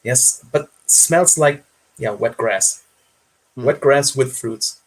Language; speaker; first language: English; non-native, fluent; German